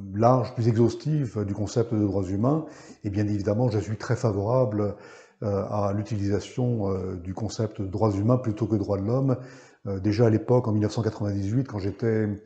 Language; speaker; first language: French; native; French